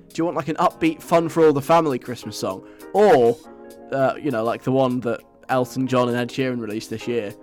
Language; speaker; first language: English; native; English